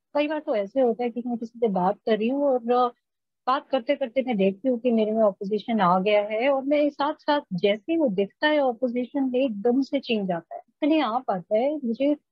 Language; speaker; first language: Hindi; native; Hindi